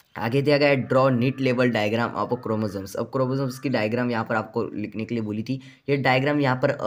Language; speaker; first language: Hindi; non-native, local second language; Marathi